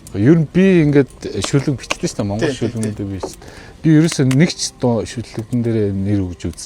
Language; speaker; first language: Mongolian; native; Mongolian